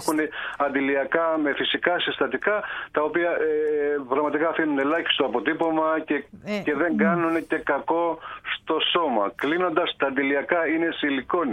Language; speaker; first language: Greek; native; Greek